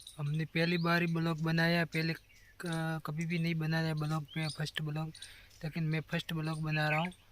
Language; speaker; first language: Hindi; non-native, local second language; Gujarati